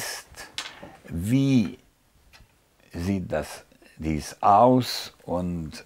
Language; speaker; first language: German; non-native, fluent; Hungarian